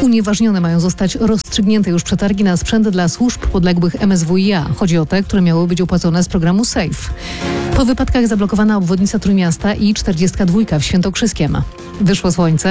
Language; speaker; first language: Polish; native; Polish